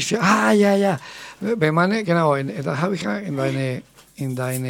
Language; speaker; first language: German; non-native, fluent; Spanish